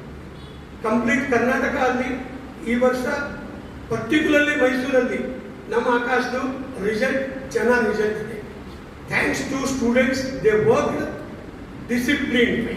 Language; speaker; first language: Kannada; non-native, learner; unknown